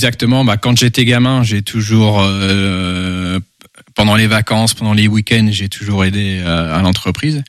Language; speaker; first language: French; early bilingual, heritage; Dutch